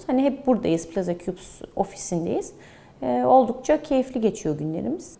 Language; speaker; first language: Turkish; early bilingual, heritage; Turkish